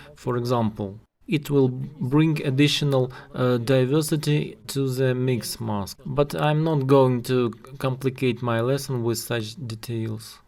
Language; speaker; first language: English; non-native, learner; Russian